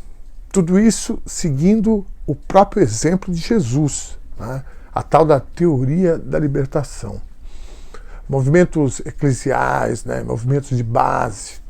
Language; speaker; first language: Portuguese; native; Portuguese